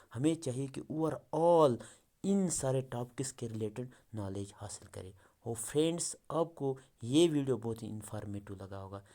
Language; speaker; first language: Urdu; non-native, local second language; Kashmiri